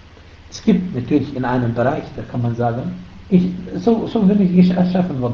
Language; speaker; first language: German; non-native, fluent; Arabic